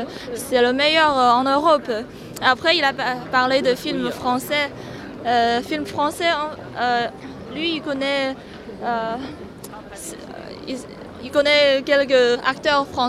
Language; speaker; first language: French; non-native, fluent; Chinese